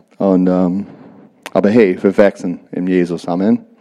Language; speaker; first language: German; non-native, learner; English